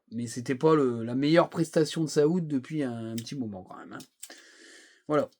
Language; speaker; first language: French; native; French